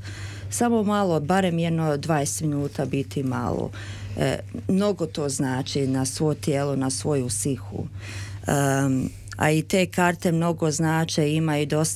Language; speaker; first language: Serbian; early bilingual, heritage; Serbian